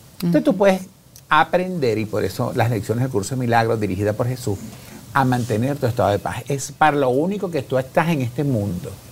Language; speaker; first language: Spanish; native; Spanish